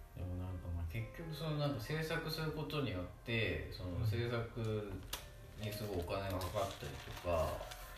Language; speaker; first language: Japanese; native; Japanese